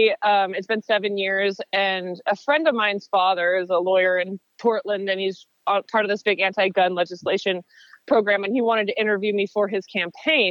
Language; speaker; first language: English; native; English